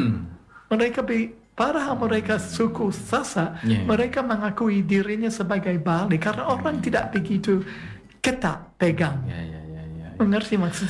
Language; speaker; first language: Indonesian; non-native, fluent; English